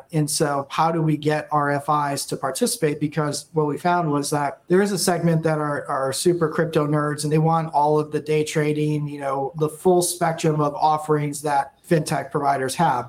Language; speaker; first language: English; native; English